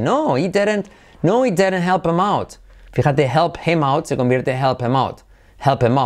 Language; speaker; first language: English; non-native, fluent; Spanish